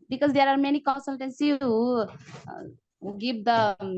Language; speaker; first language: English; non-native, learner; Nepali